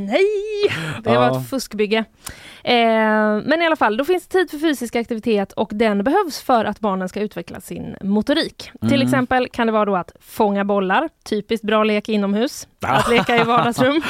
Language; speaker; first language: Swedish; native; Swedish